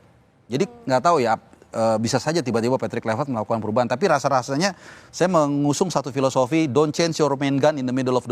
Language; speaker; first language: Indonesian; native; Indonesian